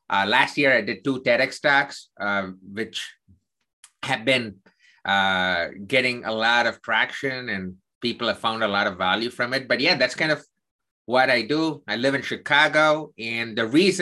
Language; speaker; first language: English; non-native, local second language; Tamil